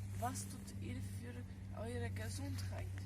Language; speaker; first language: German; non-native, learner; Polish